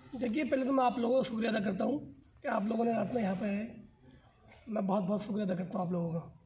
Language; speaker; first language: Hindi; native; Hindi